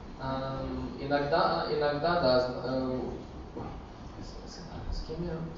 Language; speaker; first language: Russian; early bilingual, heritage; Russian